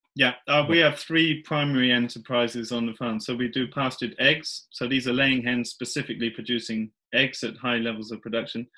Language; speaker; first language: English; native; English